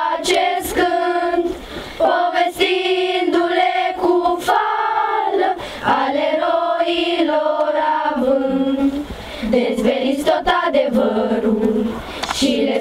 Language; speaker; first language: Romanian; native; Romanian